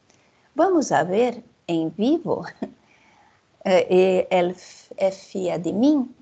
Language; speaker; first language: Spanish; non-native, fluent; Portuguese